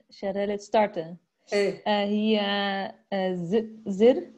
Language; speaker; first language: Arabic; non-native, learner; Dutch